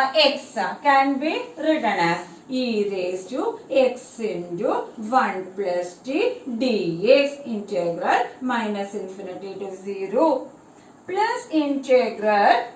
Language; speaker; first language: English; non-native, local second language; Malayalam